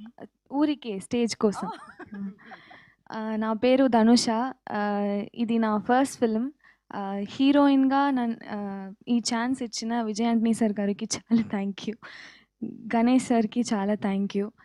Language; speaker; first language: Telugu; early bilingual, heritage; Tamil